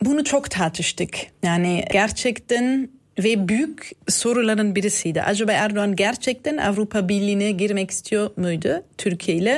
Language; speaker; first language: Turkish; non-native, fluent; German